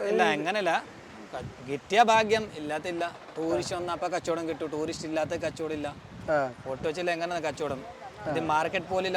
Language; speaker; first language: Malayalam; non-native, local second language; Hindi